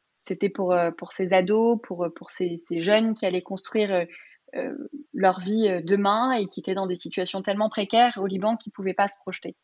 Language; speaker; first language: French; early bilingual, other home language; Arabic